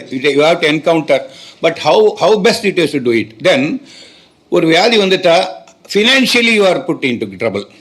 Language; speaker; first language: Tamil; native; Tamil